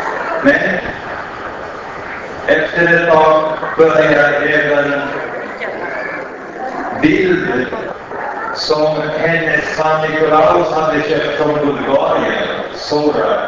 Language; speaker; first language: Swedish; non-native, fluent; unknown